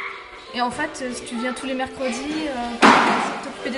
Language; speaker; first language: French; native; French